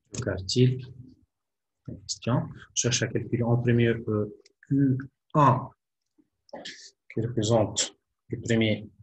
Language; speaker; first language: French; non-native, local second language; Arabic